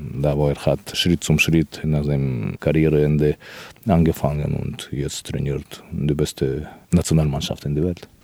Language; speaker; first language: German; non-native, fluent; Russian